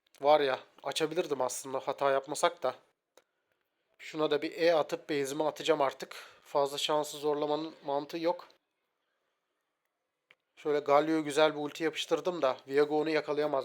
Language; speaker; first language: Turkish; native; Turkish